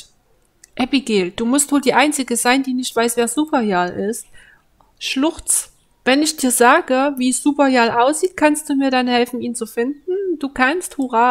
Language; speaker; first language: German; native; German